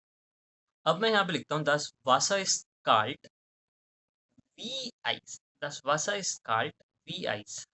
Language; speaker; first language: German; non-native, fluent; Hindi